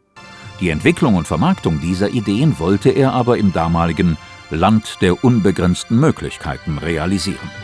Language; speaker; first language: German; native; German